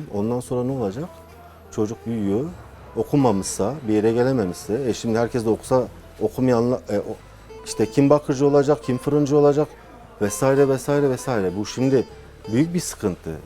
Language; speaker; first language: Turkish; native; Turkish